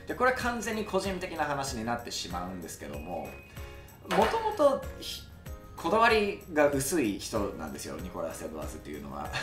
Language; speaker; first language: Japanese; non-native, fluent; English